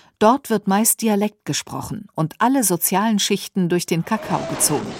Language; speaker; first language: German; native; German